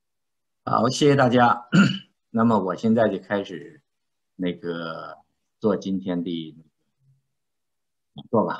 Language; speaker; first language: Chinese; native; Chinese